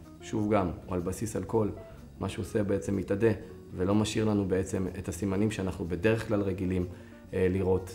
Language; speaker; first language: Hebrew; native; Hebrew